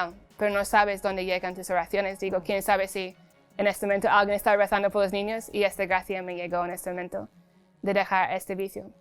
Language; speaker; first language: Spanish; non-native, fluent; English